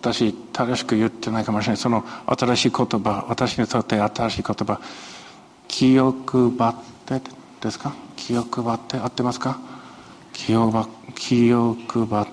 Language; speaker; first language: Japanese; non-native, fluent; Chinese